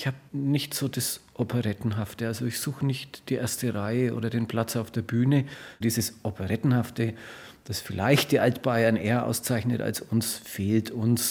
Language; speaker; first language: German; native; German